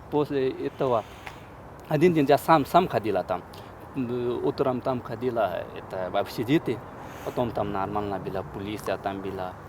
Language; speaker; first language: Russian; non-native, learner; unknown